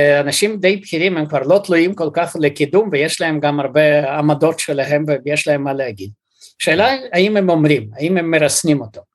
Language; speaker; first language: Hebrew; early bilingual, other home language; Russian